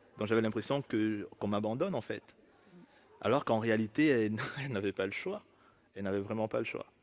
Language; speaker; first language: French; native; French